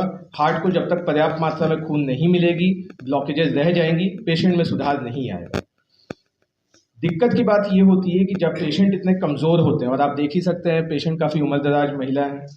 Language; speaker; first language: Hindi; native; Hindi